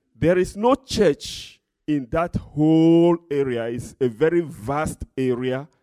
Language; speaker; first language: English; non-native, fluent; Ewe